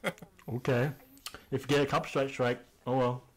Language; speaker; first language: English; native; English